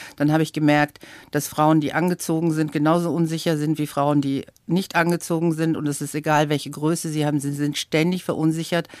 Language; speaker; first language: German; early bilingual, other home language; English